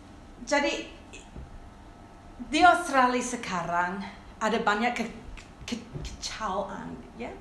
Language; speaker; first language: Indonesian; non-native, fluent; English